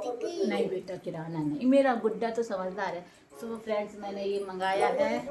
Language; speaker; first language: Hindi; native; Hindi